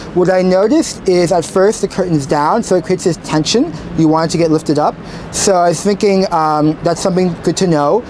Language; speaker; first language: English; native; English